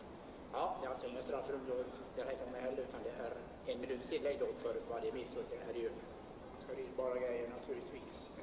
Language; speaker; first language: Swedish; native; Swedish